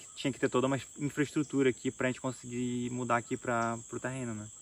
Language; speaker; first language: Portuguese; native; Portuguese